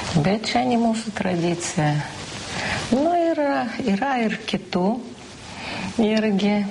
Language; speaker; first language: Lithuanian; non-native, local second language; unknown